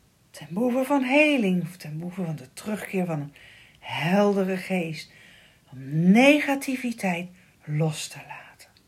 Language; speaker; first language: Dutch; native; Dutch